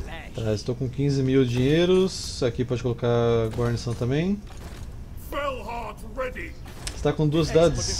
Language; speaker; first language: Portuguese; native; Portuguese